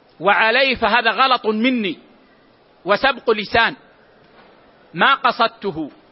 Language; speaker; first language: Arabic; native; Arabic